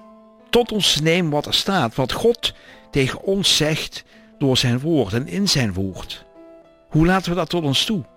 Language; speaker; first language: Dutch; native; Dutch